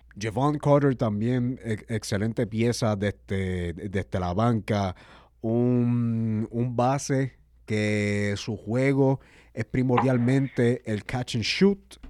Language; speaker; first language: Spanish; native; Spanish